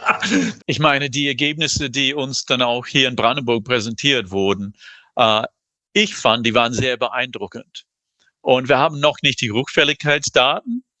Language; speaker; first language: German; non-native, fluent; English